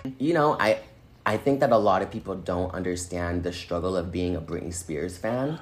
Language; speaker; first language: English; native; English